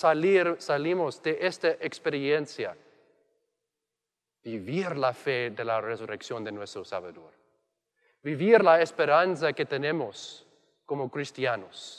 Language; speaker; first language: Spanish; non-native, learner; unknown